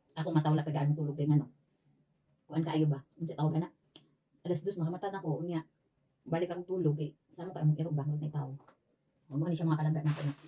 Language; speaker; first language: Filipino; non-native, local second language; Cebuano